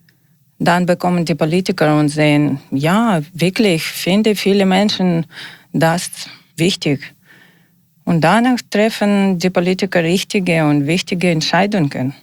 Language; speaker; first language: German; non-native, learner; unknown